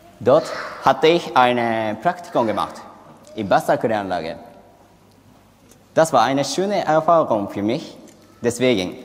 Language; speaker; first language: German; non-native, learner; Japanese